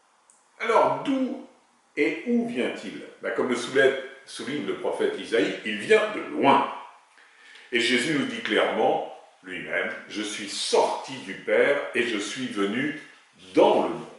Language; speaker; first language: French; native; French